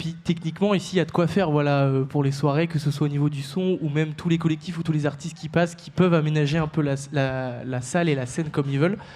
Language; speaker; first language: French; native; French